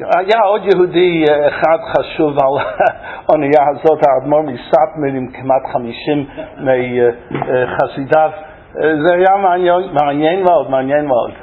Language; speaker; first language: Hebrew; non-native, fluent; English